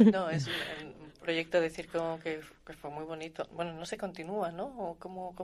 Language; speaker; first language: Spanish; native; Spanish